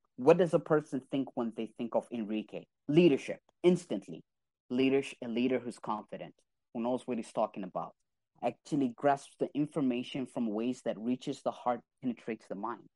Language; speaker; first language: English; non-native, fluent; Arabic